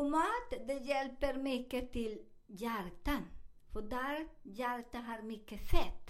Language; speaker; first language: Swedish; non-native, learner; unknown